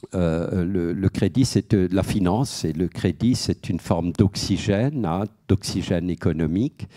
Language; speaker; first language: French; native; French